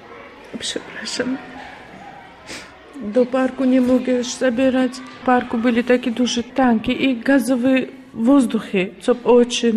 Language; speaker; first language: Polish; non-native, learner; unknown